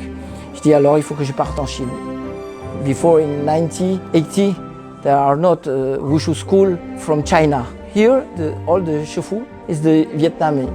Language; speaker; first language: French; early bilingual, other home language; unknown